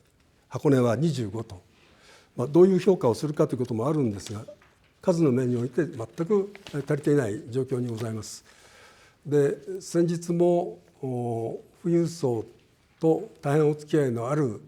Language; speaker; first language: Japanese; native; Japanese